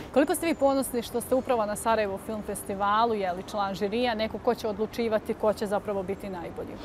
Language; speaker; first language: Serbian; native; Serbian